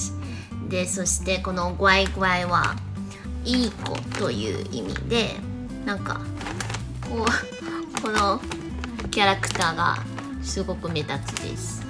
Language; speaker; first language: Japanese; non-native, fluent; Chinese